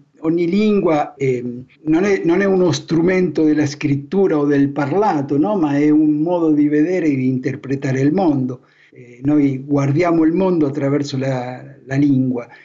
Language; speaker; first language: Italian; non-native, fluent; Spanish